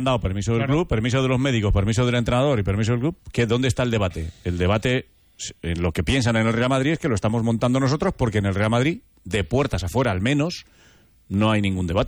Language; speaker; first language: Spanish; native; Spanish